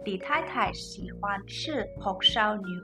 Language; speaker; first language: Chinese; non-native, learner; English